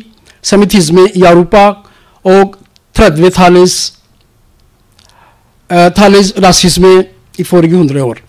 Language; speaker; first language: Norwegian; non-native, learner; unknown